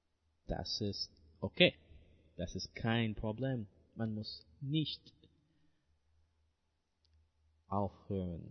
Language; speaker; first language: German; non-native, learner; English